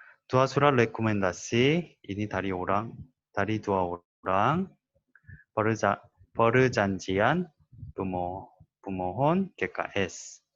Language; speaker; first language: Indonesian; non-native, learner; Korean